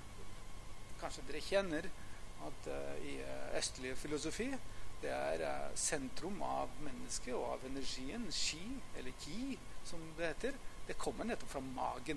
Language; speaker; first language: Norwegian; non-native, fluent; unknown